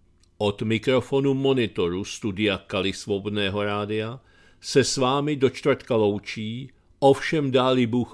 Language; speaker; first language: Czech; native; Czech